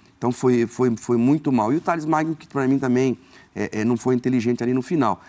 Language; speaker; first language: Portuguese; native; Portuguese